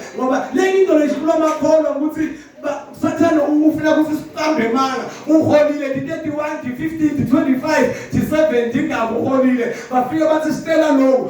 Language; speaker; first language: Zulu; non-native, local second language; Swati